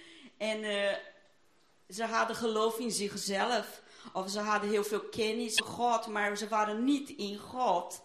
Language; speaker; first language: Dutch; non-native, fluent; Portuguese